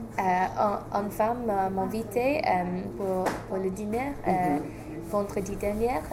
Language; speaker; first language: French; non-native, fluent; English